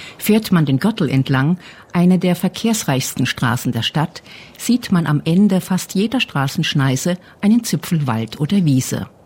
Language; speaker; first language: German; native; German